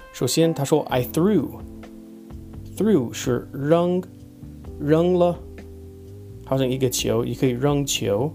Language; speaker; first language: Chinese; non-native, fluent; English